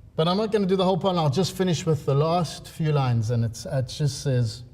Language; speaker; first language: English; native; English